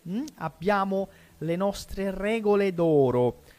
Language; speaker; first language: Italian; non-native, fluent; Portuguese